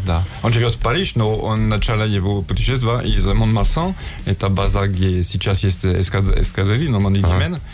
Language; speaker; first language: Russian; non-native, learner; French